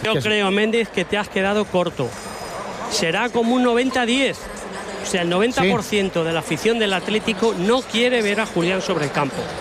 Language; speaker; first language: Spanish; native; Spanish